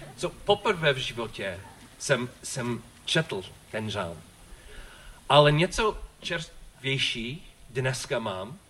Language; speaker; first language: Czech; non-native, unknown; English